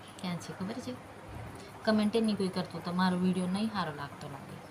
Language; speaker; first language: Gujarati; non-native, local second language; Rathawi